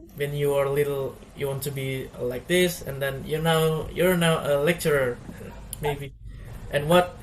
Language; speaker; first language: English; non-native, learner; Indonesian